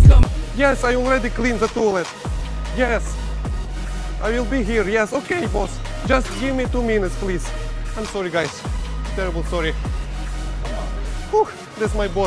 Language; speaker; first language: English; non-native, learner; Russian